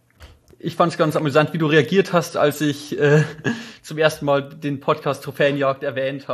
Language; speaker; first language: German; native; German